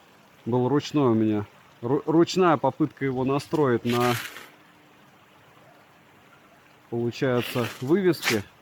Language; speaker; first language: Russian; native; Russian